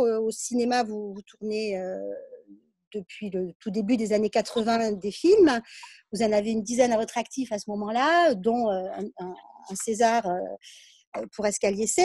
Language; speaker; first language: French; native; French